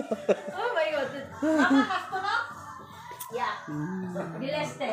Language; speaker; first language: German; non-native, learner; Filipino